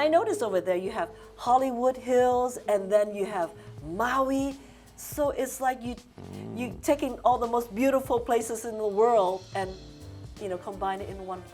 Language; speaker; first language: English; non-native, fluent; Vietnamese